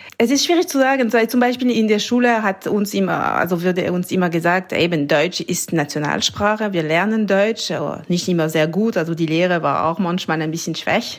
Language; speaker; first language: German; non-native, local second language; French